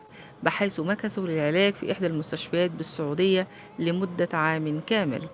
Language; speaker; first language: Arabic; native; Arabic